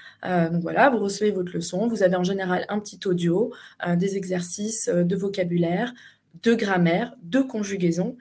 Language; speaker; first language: French; native; French